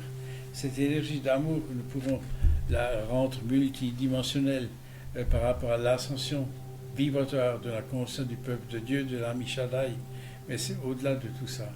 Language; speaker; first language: French; native; French